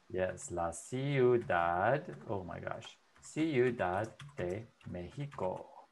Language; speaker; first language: Spanish; non-native, fluent; English